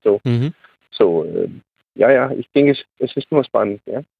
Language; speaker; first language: German; non-native, learner; Danish